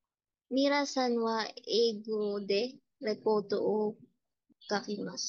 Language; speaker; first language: Japanese; non-native, learner; Filipino